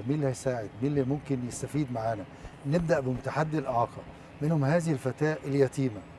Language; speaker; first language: Arabic; native; Arabic